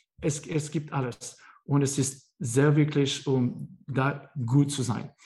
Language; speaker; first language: German; non-native, learner; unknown